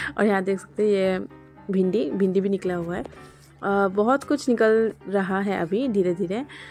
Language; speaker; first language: Hindi; non-native, local second language; Bangla